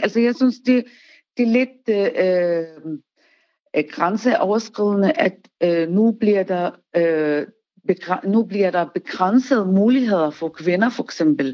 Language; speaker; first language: Danish; non-native, learner; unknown